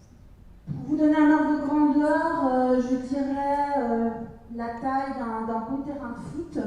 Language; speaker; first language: French; native; French